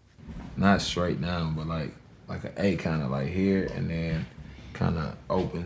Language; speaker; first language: English; early bilingual, other home language; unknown